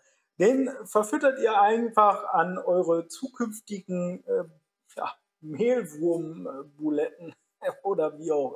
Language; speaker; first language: German; native; German